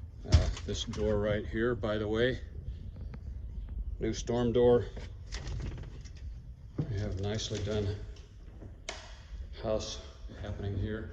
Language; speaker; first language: English; native; English